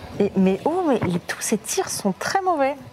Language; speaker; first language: French; native; French